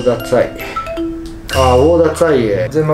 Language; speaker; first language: Chinese; non-native, learner; Japanese